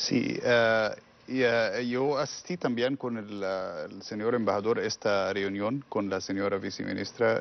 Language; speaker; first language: Spanish; non-native, learner; Arabic